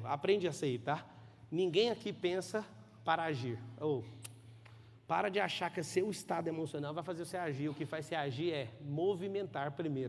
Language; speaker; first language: Portuguese; native; Portuguese